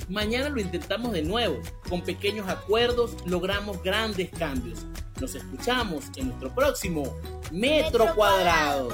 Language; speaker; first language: Spanish; native; Spanish